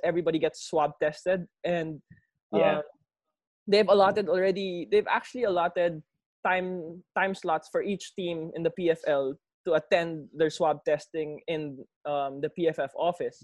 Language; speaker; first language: English; non-native, local second language; Filipino